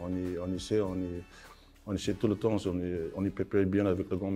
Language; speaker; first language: French; non-native, learner; English